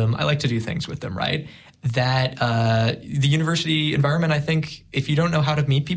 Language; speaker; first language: English; native; English